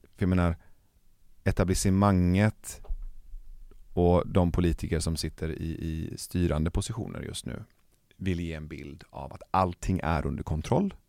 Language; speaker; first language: Swedish; early bilingual, other home language; Persian